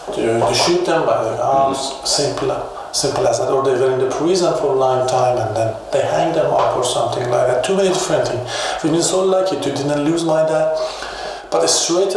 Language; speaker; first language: English; non-native, fluent; Persian